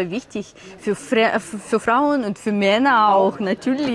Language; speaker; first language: German; non-native, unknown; Ukrainian